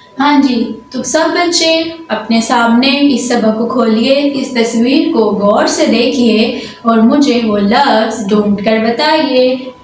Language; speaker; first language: Urdu; non-native, local second language; Punjabi